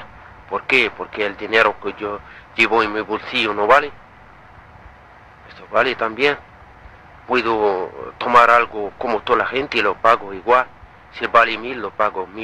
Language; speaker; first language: Spanish; non-native, learner; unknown